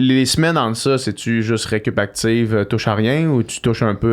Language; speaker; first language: French; native; French